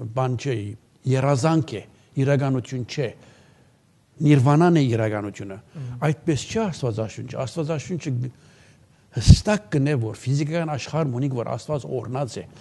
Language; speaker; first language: Armenian; early bilingual, heritage; Armenian